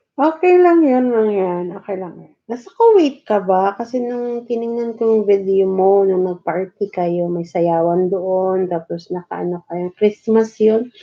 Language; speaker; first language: Filipino; non-native, local second language; Cebuano